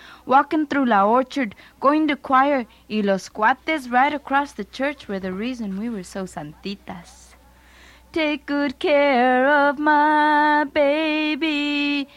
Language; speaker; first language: English; early bilingual, other home language; Spanish